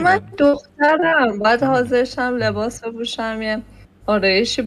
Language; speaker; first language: Persian; native; Persian